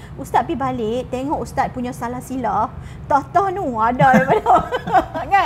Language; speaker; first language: Malay; native; Malay